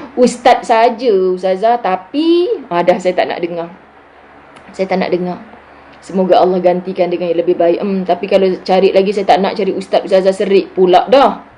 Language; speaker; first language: Malay; native; Malay